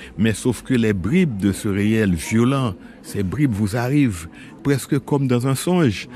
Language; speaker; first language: French; non-native, local second language; Haitian Creole